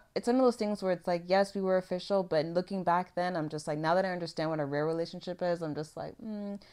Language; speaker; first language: English; native; English